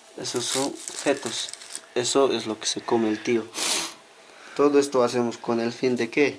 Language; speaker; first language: Spanish; native; Spanish